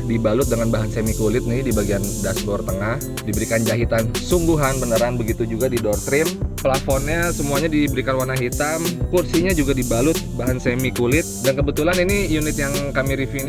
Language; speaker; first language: Indonesian; native; Indonesian